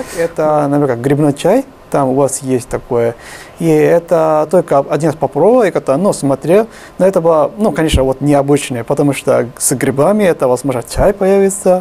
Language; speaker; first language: Russian; non-native, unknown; Japanese